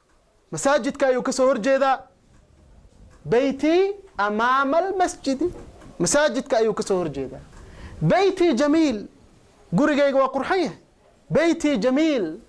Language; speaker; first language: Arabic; non-native, local second language; Somali